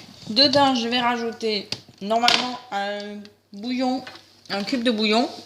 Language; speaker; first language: French; native; French